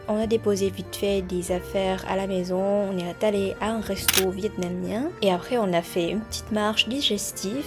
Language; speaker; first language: French; non-native, fluent; Vietnamese